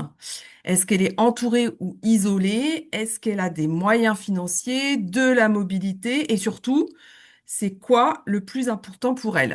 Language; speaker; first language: French; native; French